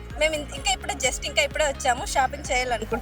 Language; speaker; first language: Telugu; native; Telugu